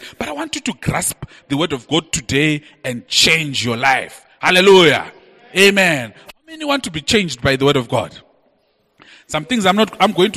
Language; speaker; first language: English; non-native, local second language; Shona